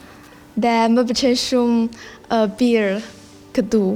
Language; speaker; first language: Albanian; non-native, learner; Chinese